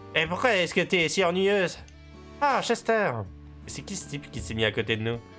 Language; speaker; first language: French; native; French